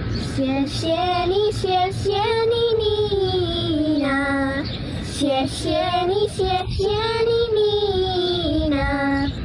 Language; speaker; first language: Chinese; non-native, learner; English